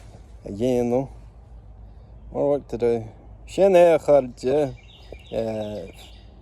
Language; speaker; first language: Irish; non-native, local second language; English